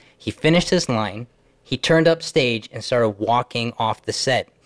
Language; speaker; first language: English; native; English